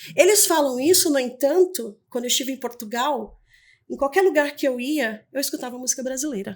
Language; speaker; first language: Portuguese; native; Portuguese